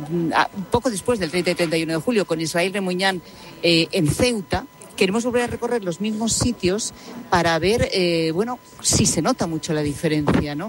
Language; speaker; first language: Spanish; native; Spanish